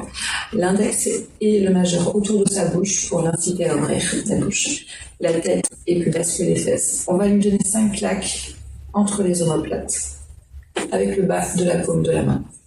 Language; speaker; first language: French; native; French